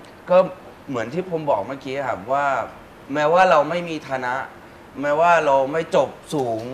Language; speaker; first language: Thai; non-native, fluent; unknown